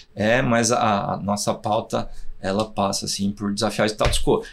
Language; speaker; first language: Portuguese; native; Portuguese